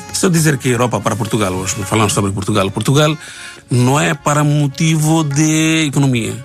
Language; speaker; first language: Portuguese; non-native, learner; Bangla